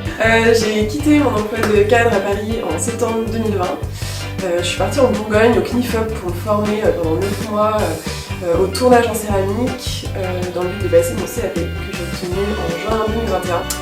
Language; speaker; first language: French; native; French